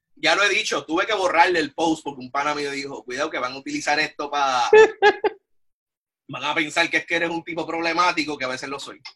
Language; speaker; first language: Spanish; native; Spanish